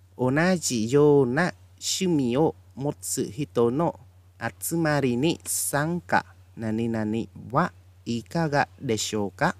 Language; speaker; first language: Japanese; non-native, fluent; Khmer